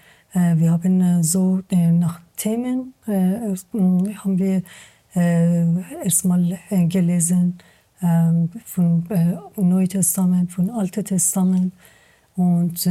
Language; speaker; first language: German; non-native, learner; Persian